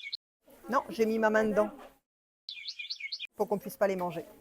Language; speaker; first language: French; native; French